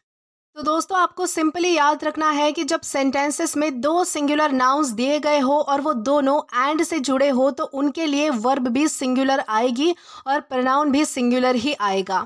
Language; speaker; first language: Hindi; native; Hindi